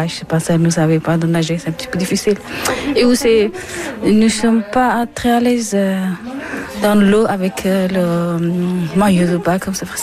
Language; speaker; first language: French; non-native, learner; Persian